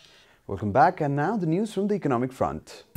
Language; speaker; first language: English; non-native, fluent; Nepali